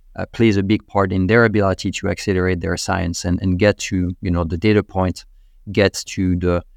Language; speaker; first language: English; non-native, fluent; French